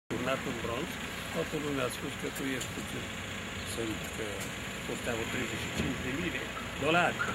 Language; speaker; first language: Romanian; non-native, local second language; Hungarian